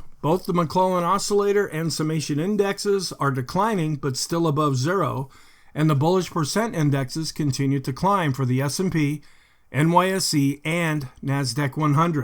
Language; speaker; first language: English; native; English